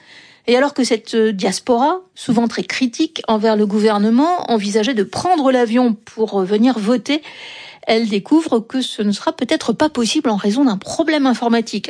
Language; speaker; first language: French; native; French